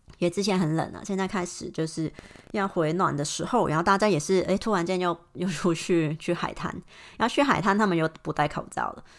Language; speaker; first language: Chinese; non-native, fluent; Cantonese